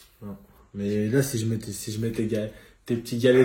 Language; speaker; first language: French; native; French